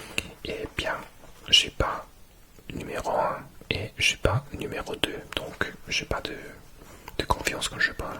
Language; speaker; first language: French; non-native, learner; English